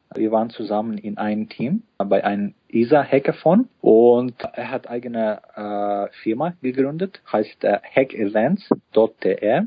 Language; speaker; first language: German; non-native, fluent; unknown